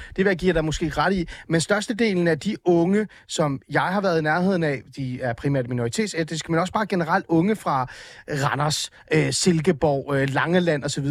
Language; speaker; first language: Danish; early bilingual, other home language; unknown